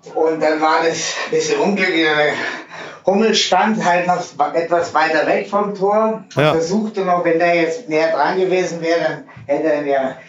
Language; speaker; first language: German; native; German